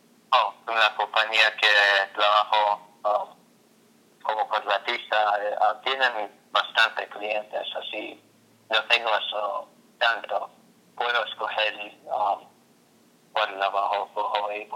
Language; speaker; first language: Spanish; non-native, fluent; English